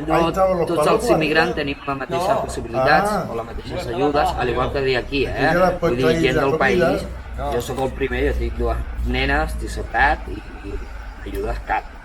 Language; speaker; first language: Catalan; non-native, fluent; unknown